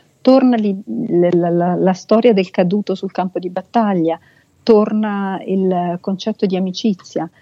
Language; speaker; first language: Italian; native; Italian